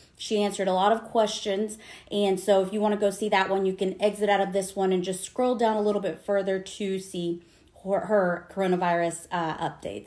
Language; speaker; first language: English; early bilingual, other home language; Spanish